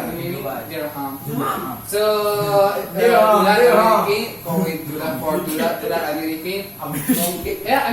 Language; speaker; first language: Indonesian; non-native, learner; Arabic